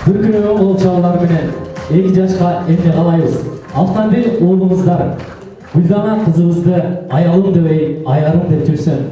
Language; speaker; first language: Kyrgyz; native; Kyrgyz